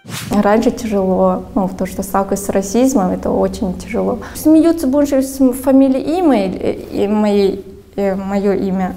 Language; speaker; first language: Russian; non-native, fluent; Vietnamese